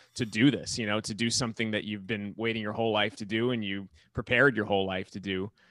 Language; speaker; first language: English; native; English